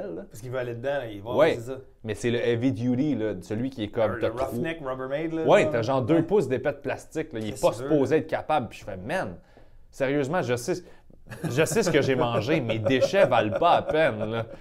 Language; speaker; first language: French; native; French